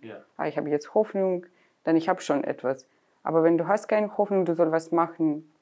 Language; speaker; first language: German; non-native, learner; Russian